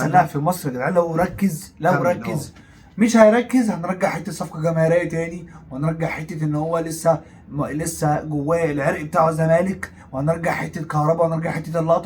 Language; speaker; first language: Arabic; native; Arabic